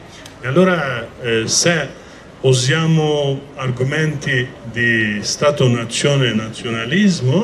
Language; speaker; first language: Italian; non-native, learner; Kurdish